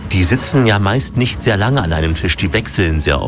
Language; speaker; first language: German; native; German